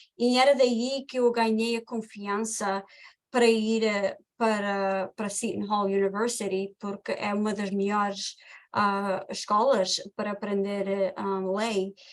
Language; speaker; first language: Portuguese; early bilingual, heritage; Portuguese